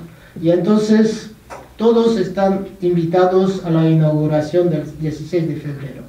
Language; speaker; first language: Spanish; non-native, fluent; French